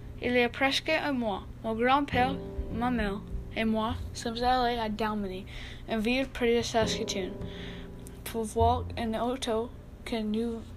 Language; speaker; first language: French; non-native, learner; English